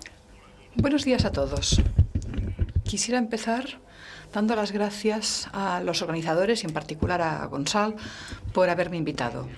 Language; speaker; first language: Spanish; non-native, fluent; Italian